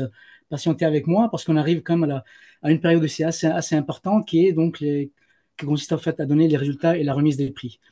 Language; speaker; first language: French; native; French